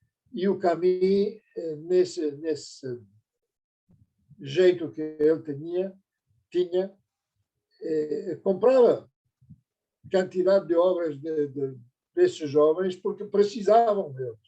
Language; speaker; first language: Portuguese; non-native, fluent; Persian